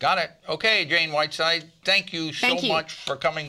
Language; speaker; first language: English; native; English